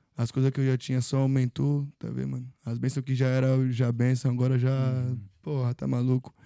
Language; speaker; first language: Portuguese; native; Portuguese